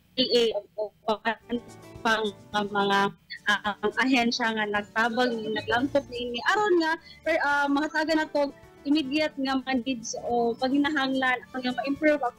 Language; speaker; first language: Cebuano; native; Cebuano